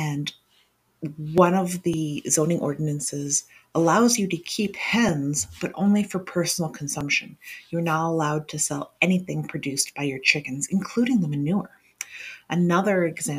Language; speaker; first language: English; native; English